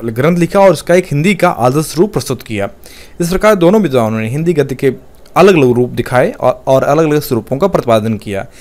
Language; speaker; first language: Hindi; native; Hindi